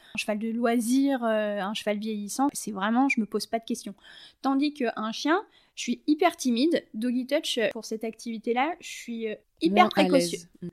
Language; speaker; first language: French; native; French